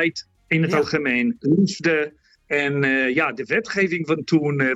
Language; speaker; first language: Dutch; non-native, fluent; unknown